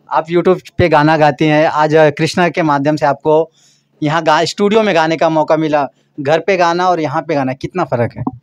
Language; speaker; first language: Hindi; native; Hindi